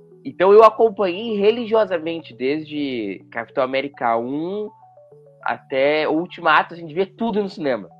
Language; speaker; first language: Portuguese; native; Portuguese